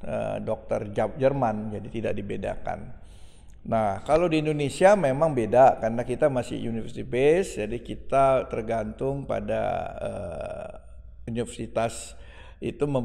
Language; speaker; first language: Indonesian; native; Indonesian